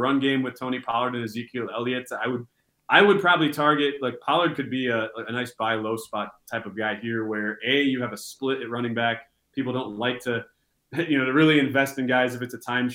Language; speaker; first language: English; native; English